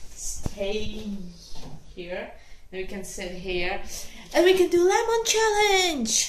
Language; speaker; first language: English; non-native, fluent; Ukrainian